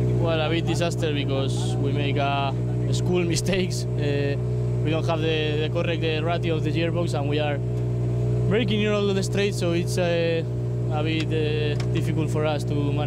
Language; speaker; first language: English; non-native, learner; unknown